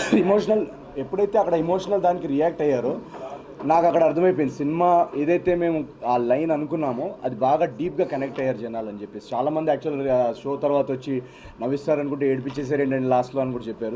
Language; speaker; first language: Telugu; native; Telugu